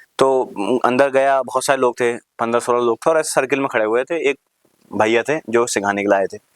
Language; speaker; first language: Hindi; native; Hindi